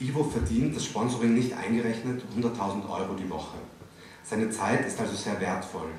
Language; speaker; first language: German; native; German